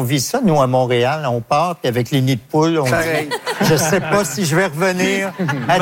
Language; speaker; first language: French; native; French